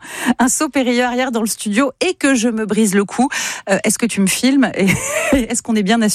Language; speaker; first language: French; native; French